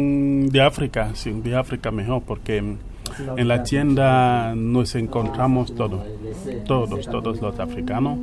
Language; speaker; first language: Spanish; non-native, fluent; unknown